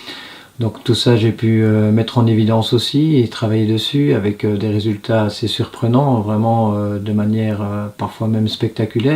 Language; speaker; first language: French; native; French